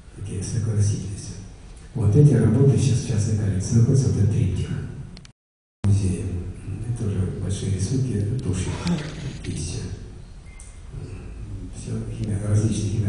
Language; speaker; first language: Russian; native; Russian